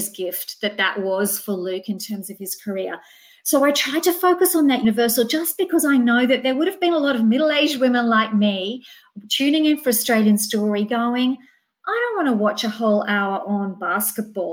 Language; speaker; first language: English; native; English